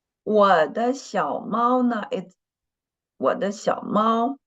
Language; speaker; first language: Chinese; non-native, fluent; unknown